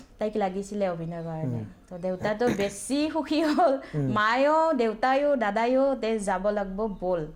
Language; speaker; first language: Assamese; native; Assamese